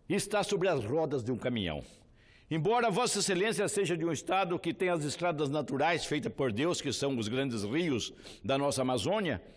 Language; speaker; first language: Portuguese; native; Portuguese